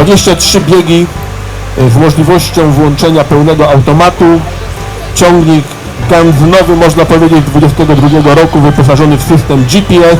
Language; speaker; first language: Polish; native; Polish